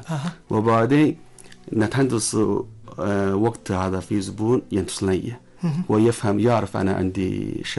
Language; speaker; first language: Arabic; non-native, learner; Chinese